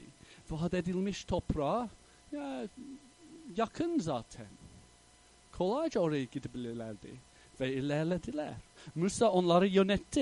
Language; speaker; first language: Turkish; non-native, fluent; English